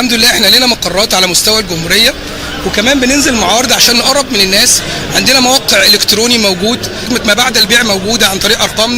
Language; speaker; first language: Arabic; native; Arabic